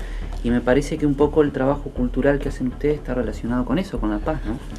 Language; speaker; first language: Spanish; native; Spanish